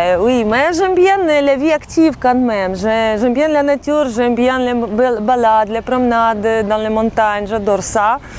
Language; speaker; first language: French; non-native, fluent; Russian